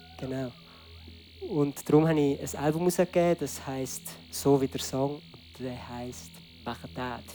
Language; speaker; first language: German; early bilingual, other home language; Arabic